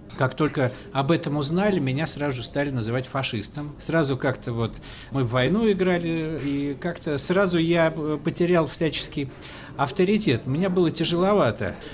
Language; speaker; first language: Russian; native; Russian